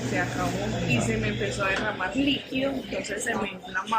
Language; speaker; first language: Spanish; native; Spanish